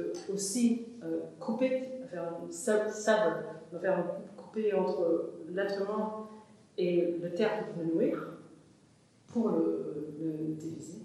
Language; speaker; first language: French; non-native, fluent; English